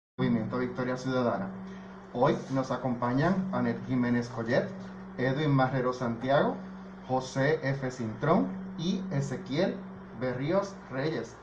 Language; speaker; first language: Spanish; native; Spanish